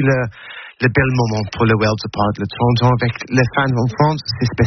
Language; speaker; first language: French; non-native, learner; English